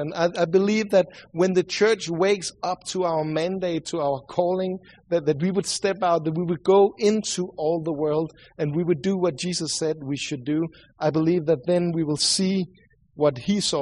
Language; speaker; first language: English; non-native, fluent; Swedish